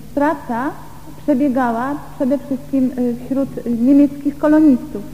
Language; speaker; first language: Polish; native; Polish